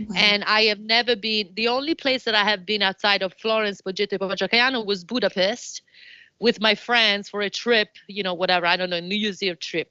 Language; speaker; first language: English; non-native, fluent; Italian